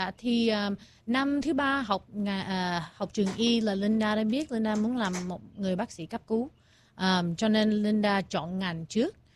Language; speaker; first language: Vietnamese; early bilingual, heritage; Vietnamese